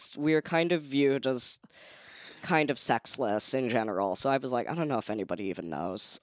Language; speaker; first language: English; native; English